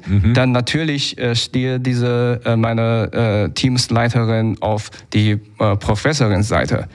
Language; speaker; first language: German; non-native, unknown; Chinese